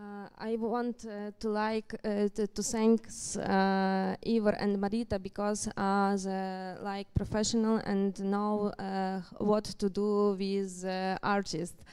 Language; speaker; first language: English; non-native, learner; Ukrainian